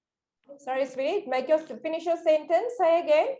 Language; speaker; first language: English; non-native, fluent; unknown